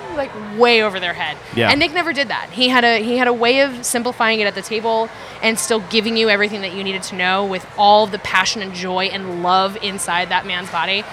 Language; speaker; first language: English; native; English